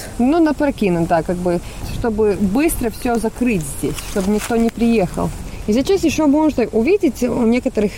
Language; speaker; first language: Russian; non-native, local second language; Latvian